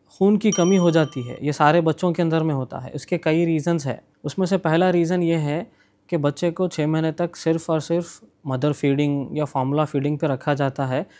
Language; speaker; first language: Hindi; non-native, local second language; Urdu